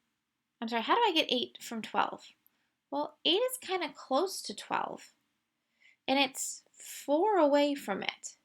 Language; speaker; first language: English; native; English